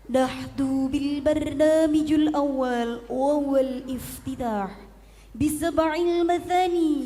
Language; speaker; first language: Arabic; non-native, learner; Indonesian